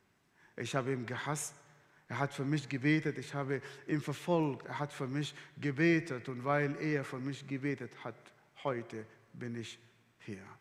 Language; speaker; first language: German; non-native, fluent; Arabic